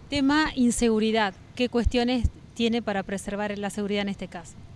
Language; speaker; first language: Spanish; native; Spanish